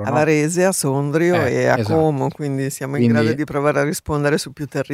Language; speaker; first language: Italian; native; Italian